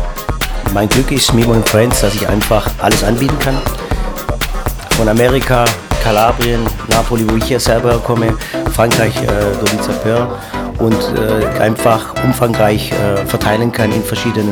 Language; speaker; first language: German; non-native, fluent; Italian